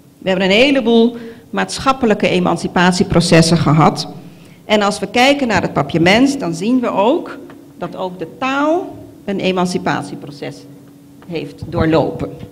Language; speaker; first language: Dutch; non-native, local second language; Papiamento